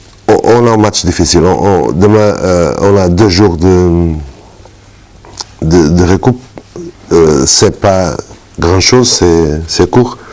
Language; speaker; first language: French; non-native, fluent; Portuguese